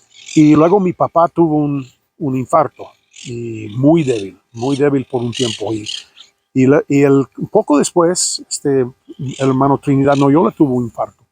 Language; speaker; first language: Spanish; non-native, fluent; English